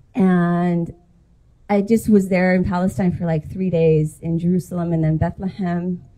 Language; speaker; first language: English; native; English